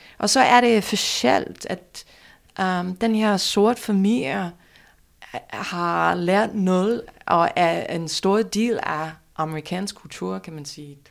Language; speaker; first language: Danish; non-native, fluent; English